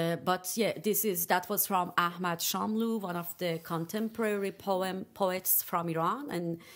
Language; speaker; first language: English; non-native, fluent; Persian